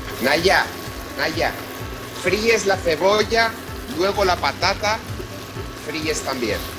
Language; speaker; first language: Spanish; non-native, fluent; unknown